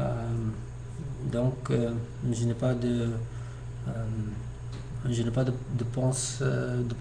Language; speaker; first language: French; non-native, learner; English